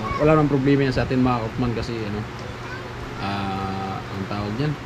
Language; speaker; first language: Filipino; non-native, local second language; Bikol